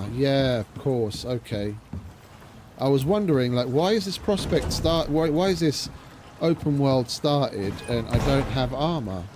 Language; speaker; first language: English; native; English